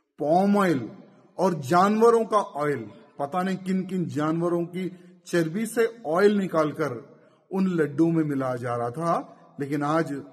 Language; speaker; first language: Hindi; native; Hindi